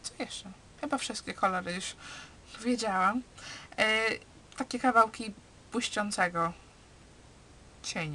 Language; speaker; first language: Polish; early bilingual, heritage; Polish